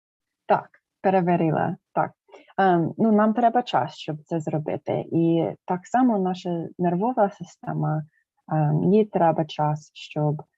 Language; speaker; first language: Ukrainian; early bilingual, heritage; English